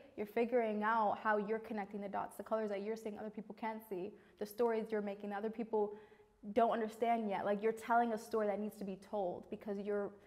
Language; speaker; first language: English; native; English